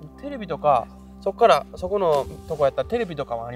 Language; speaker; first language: Japanese; native; Japanese